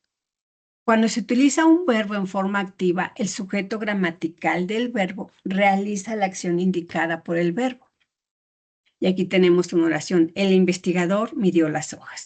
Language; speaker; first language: Spanish; native; Spanish